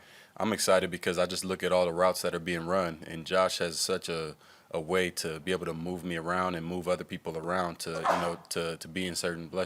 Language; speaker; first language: English; native; English